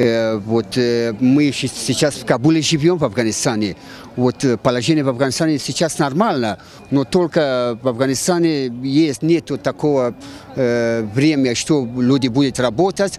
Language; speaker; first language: Russian; non-native, learner; Persian